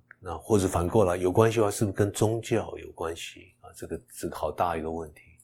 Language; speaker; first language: Chinese; early bilingual, heritage; Chinese